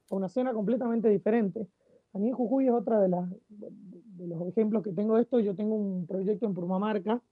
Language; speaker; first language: Spanish; native; Spanish